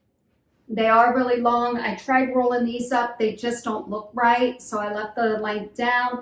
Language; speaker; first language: English; native; English